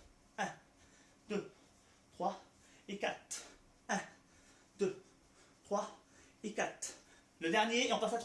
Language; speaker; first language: French; native; French